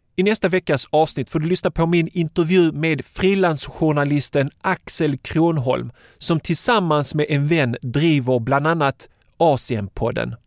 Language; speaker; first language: Swedish; native; Swedish